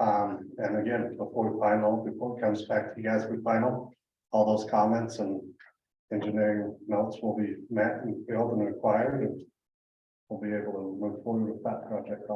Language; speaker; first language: English; native; English